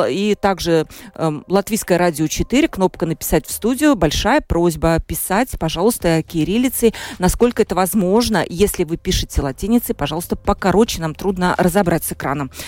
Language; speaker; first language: Russian; native; Russian